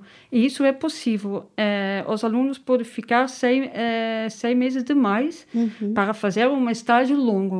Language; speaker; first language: Portuguese; non-native, learner; Dutch